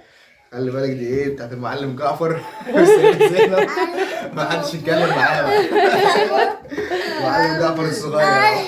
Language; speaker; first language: Arabic; native; Arabic